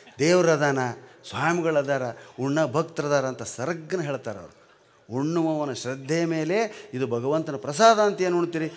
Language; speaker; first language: Kannada; native; Kannada